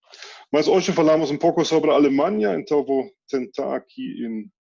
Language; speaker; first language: Portuguese; non-native, fluent; German